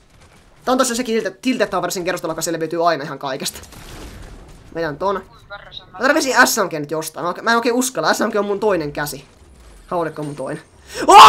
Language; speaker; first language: Finnish; native; Finnish